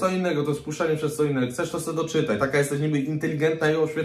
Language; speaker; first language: Polish; native; Polish